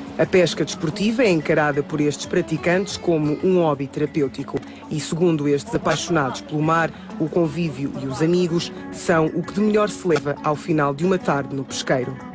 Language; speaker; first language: Portuguese; native; Portuguese